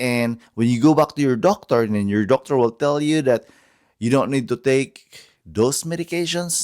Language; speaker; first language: English; non-native, fluent; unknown